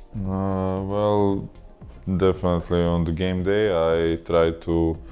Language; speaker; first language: English; non-native, fluent; Croatian